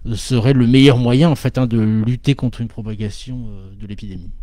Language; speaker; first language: French; native; French